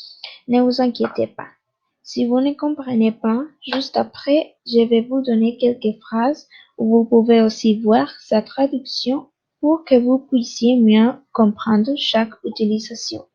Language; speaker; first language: French; non-native, fluent; Spanish